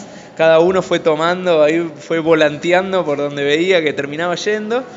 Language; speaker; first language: Spanish; native; Spanish